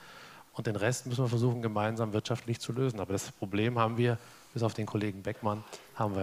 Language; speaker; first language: German; native; German